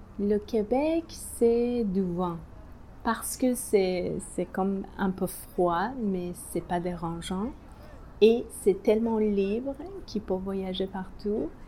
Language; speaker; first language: French; non-native, learner; Persian